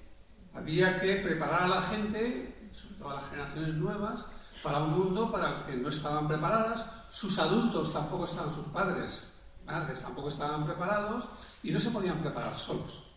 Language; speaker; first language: Spanish; native; Spanish